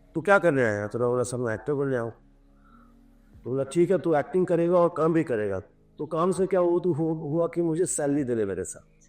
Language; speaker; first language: Hindi; native; Hindi